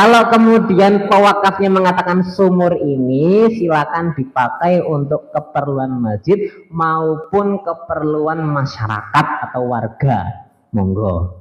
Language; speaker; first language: Indonesian; native; Indonesian